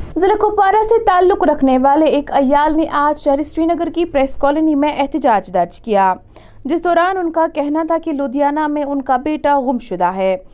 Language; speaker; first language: Urdu; non-native, local second language; Kashmiri